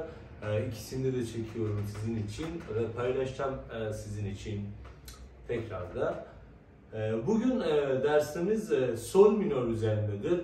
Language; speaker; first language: Turkish; non-native, fluent; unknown